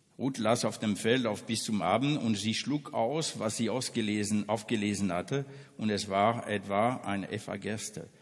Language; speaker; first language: German; non-native, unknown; French